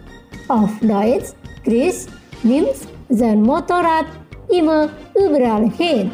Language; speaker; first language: German; non-native, learner; Indonesian